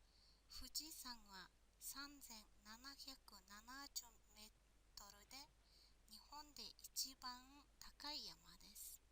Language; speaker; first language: Japanese; non-native, fluent; Mongolian